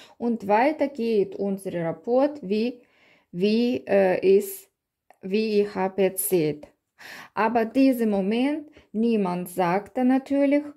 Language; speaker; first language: German; non-native, learner; Russian